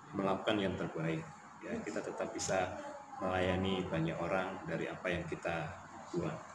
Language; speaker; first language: Indonesian; non-native, local second language; Javanese